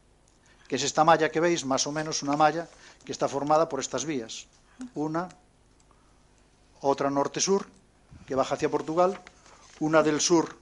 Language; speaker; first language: Spanish; native; Spanish